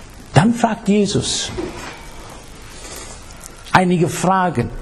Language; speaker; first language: German; non-native, fluent; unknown